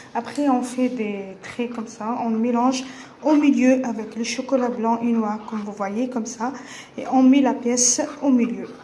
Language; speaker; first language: French; non-native, local second language; Arabic